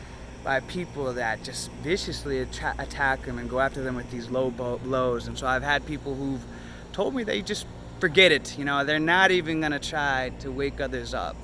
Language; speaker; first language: English; native; English